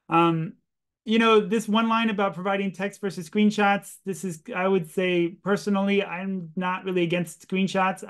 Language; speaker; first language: English; native; English